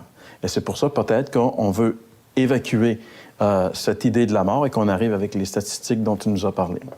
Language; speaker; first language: French; native; French